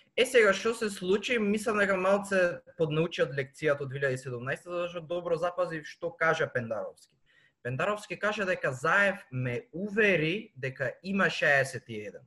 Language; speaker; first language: Macedonian; native; Macedonian